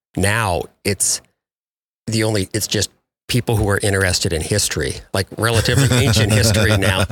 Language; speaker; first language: English; native; English